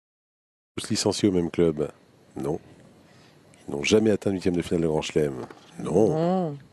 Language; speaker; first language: French; native; French